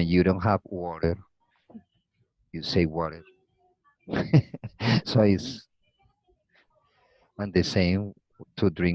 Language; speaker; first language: English; non-native, learner; Spanish